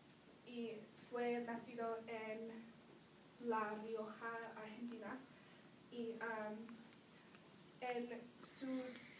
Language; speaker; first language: Spanish; non-native, learner; English